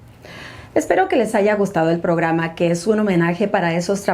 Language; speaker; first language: Spanish; native; Spanish